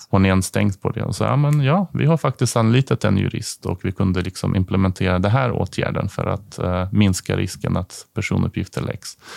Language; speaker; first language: Swedish; non-native, fluent; Ukrainian